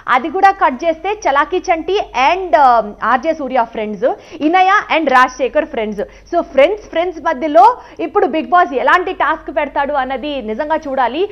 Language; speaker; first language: Telugu; native; Telugu